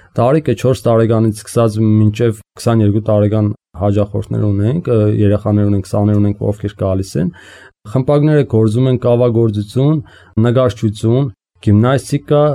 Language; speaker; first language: Armenian; native; Armenian